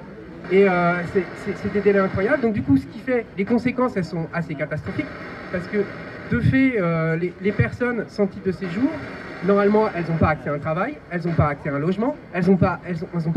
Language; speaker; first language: French; native; French